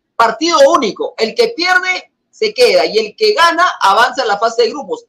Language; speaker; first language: Spanish; native; Spanish